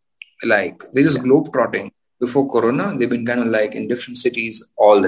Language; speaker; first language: English; non-native, local second language; Gujarati